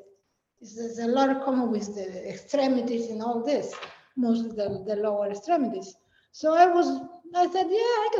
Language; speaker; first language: English; non-native, fluent; Spanish